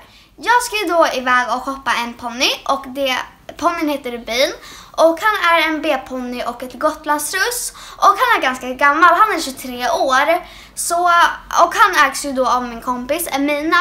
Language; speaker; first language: Swedish; native; Swedish